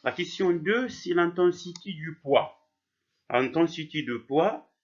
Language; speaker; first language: French; non-native, local second language; Arabic